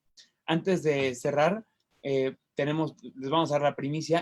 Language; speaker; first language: Spanish; native; Spanish